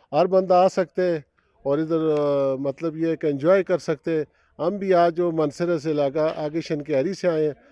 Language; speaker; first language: Urdu; non-native, local second language; Northern Hindko